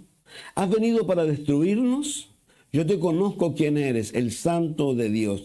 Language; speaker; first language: Spanish; native; Spanish